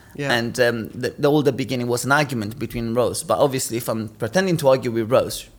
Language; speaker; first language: English; non-native, fluent; Italian